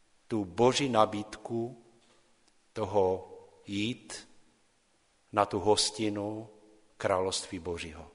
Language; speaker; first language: Czech; non-native, local second language; Polish